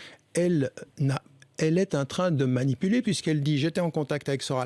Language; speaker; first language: French; early bilingual, other home language; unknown